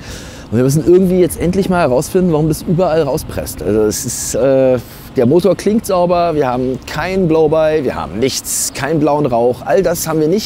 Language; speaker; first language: German; native; German